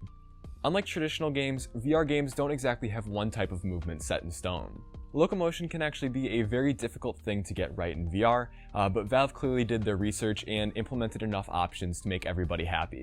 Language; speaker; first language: English; native; English